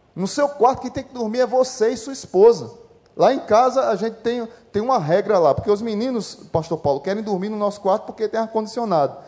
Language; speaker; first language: Portuguese; native; Portuguese